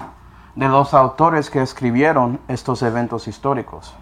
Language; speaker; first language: Spanish; non-native, fluent; English